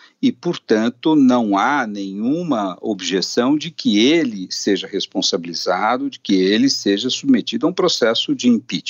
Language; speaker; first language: Portuguese; native; Portuguese